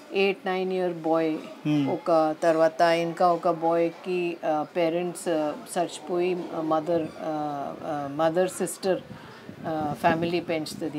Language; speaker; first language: Telugu; non-native, learner; Hindi